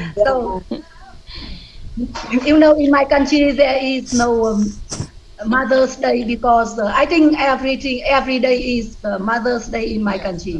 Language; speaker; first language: English; non-native, learner; Vietnamese